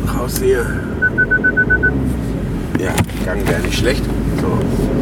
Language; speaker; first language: German; native; German